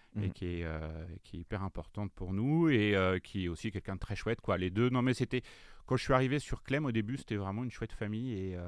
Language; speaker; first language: French; native; French